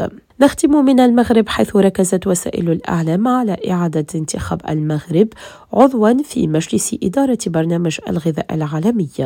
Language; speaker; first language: Arabic; native; Arabic